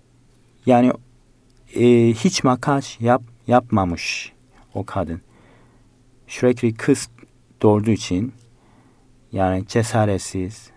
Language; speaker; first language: Turkish; non-native, learner; Korean